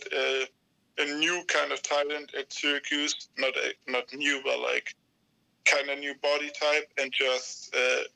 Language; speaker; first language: English; non-native, fluent; German